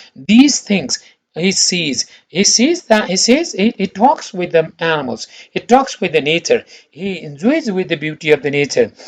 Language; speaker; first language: English; non-native, local second language; Nepali